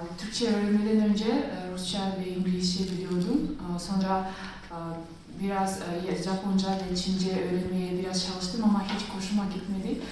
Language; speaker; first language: Turkish; non-native, fluent; Kyrgyz